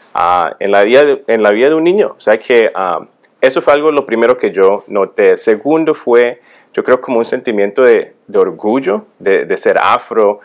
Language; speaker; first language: Spanish; early bilingual, heritage; Spanish